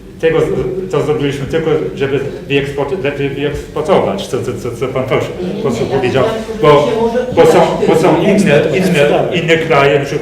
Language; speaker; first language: Polish; non-native, fluent; German